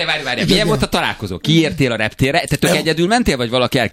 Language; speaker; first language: Hungarian; native; Hungarian